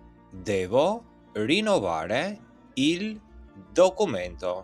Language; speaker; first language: Italian; non-native, fluent; Albanian